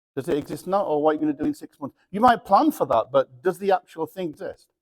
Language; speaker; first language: English; early bilingual, other home language; Punjabi